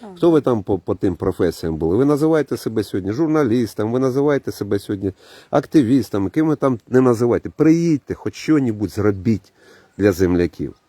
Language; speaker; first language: Ukrainian; native; Ukrainian